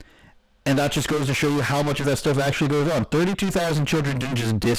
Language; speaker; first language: English; native; English